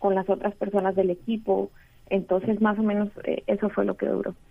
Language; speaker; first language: Spanish; native; Spanish